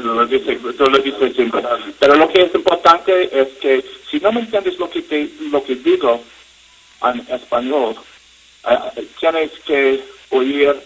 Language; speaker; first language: Spanish; non-native, learner; English